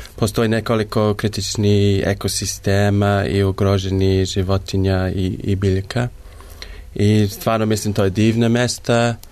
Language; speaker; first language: Serbian; non-native, learner; English